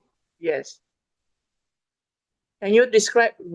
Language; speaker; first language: English; non-native, fluent; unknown